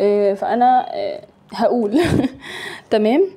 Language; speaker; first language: Arabic; native; Arabic